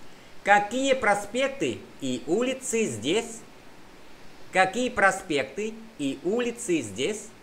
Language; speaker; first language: Russian; non-native, fluent; Vietnamese